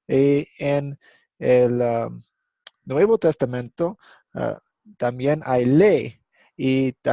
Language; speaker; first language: Spanish; non-native, fluent; English